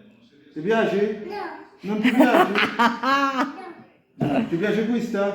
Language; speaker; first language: Italian; non-native, fluent; Arabic